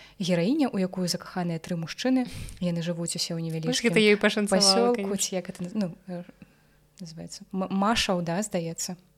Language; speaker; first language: Belarusian; non-native, local second language; Russian